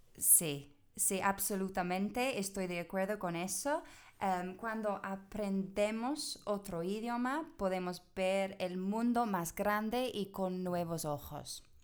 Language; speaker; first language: Spanish; non-native, fluent; English